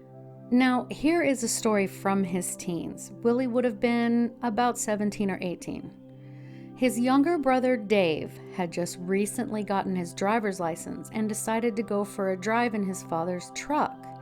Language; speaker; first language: English; native; English